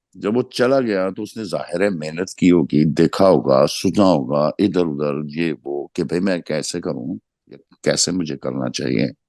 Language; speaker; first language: Urdu; non-native, local second language; Punjabi